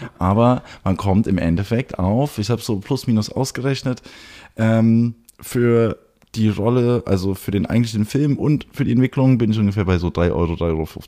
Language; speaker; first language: German; early bilingual, heritage; German